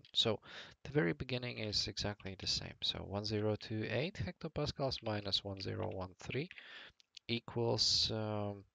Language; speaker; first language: English; non-native, fluent; Latvian